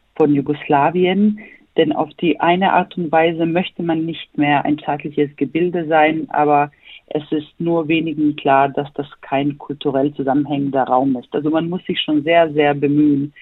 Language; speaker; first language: German; non-native, fluent; Bosnian